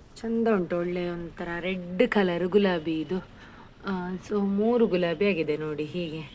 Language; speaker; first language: Kannada; native; Kannada